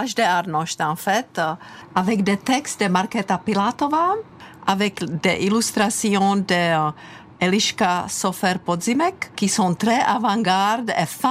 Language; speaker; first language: French; non-native, fluent; Czech